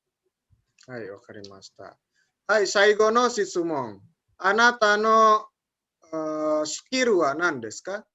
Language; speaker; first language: Japanese; non-native, fluent; Indonesian